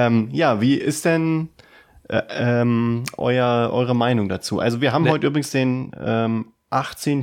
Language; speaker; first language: German; native; German